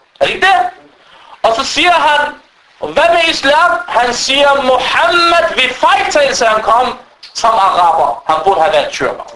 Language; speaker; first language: Danish; non-native, fluent; Arabic